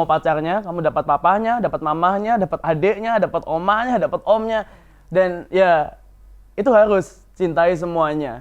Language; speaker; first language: Indonesian; native; Indonesian